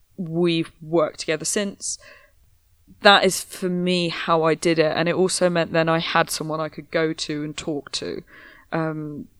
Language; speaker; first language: English; native; English